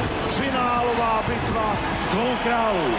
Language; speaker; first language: Czech; native; Czech